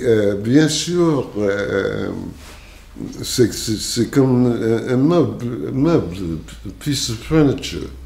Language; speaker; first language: French; non-native, fluent; English